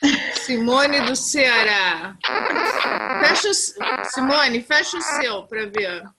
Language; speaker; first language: Portuguese; non-native, fluent; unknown